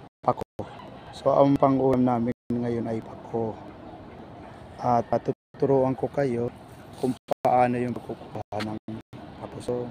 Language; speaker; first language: Filipino; non-native, local second language; Bikol